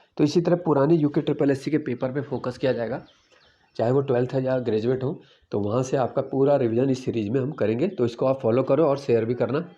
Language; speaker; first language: Hindi; native; Hindi